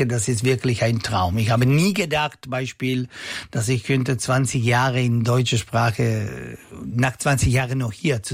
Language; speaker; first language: German; non-native, local second language; Italian